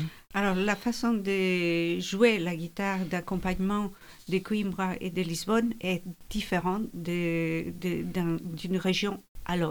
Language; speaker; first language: French; non-native, fluent; Portuguese